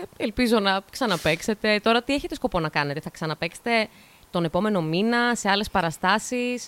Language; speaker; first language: Greek; native; Greek